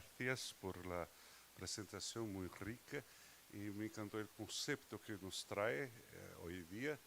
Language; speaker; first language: Spanish; non-native, fluent; Portuguese